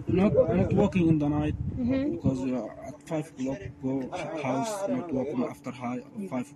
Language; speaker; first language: English; non-native, learner; Arabic